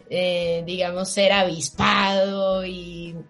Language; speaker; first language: Spanish; native; Spanish